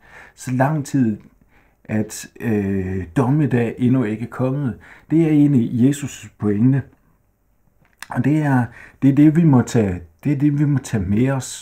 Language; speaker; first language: Danish; native; Danish